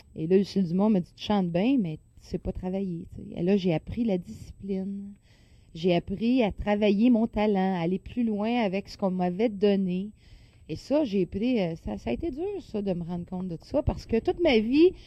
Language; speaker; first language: French; native; French